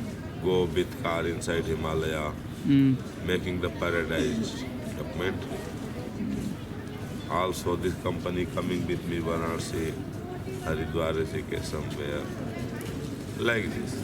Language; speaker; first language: English; non-native, learner; Hindi